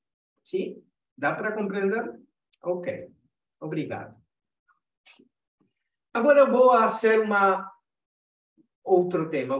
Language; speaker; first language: Portuguese; non-native, fluent; Spanish